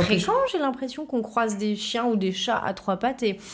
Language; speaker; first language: French; native; French